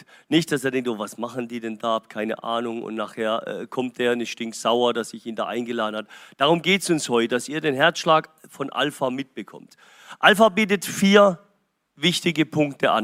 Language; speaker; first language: German; native; German